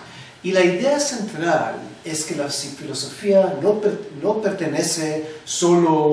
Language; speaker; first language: Spanish; non-native, fluent; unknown